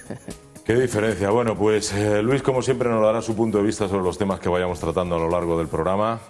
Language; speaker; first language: Spanish; native; Spanish